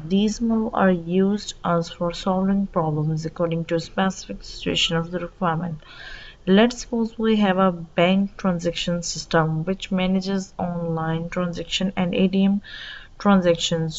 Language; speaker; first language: English; non-native, local second language; Urdu